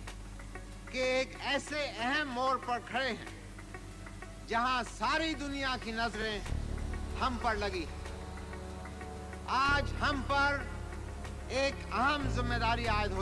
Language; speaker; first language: Urdu; non-native, local second language; Punjabi